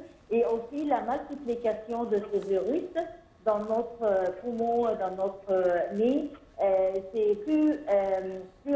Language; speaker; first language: French; non-native, fluent; Arabic